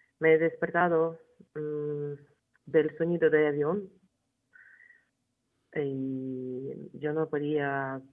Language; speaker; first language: Spanish; non-native, fluent; Ukrainian